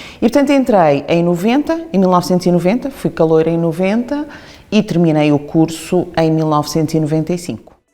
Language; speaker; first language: Portuguese; native; Portuguese